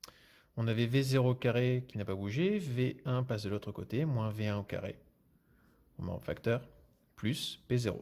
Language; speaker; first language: French; native; French